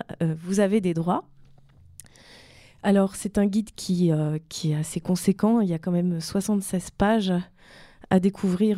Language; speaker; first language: French; native; French